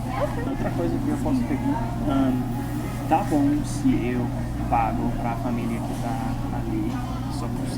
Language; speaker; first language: Portuguese; non-native, fluent; English